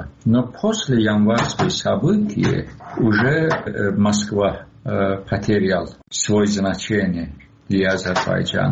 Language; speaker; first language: Russian; non-native, local second language; Azerbaijani